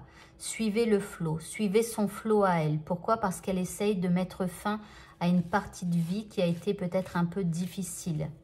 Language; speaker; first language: French; native; French